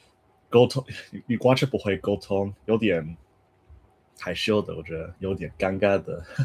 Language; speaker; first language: Chinese; non-native, fluent; English